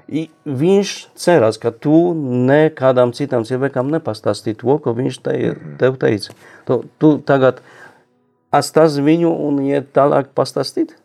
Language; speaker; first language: Latvian; non-native, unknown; Polish